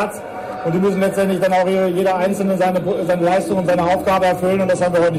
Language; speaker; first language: German; native; German